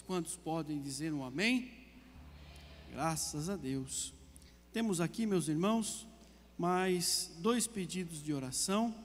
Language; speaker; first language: Portuguese; native; Portuguese